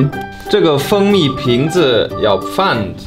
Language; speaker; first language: Chinese; non-native, fluent; German